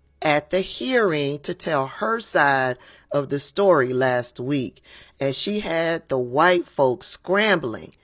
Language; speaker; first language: English; native; English